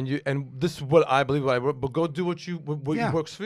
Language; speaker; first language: English; native; English